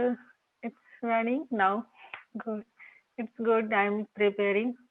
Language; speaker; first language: English; non-native, local second language; Hindi